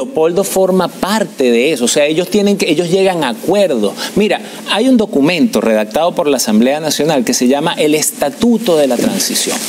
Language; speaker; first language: Spanish; native; Spanish